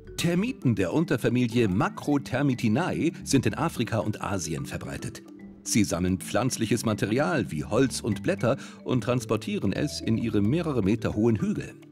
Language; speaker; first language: German; native; German